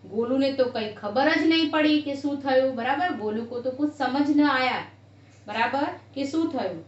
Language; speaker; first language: Hindi; non-native, local second language; Gujarati